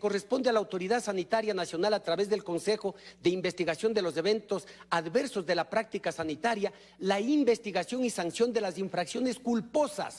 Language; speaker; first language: Spanish; native; Spanish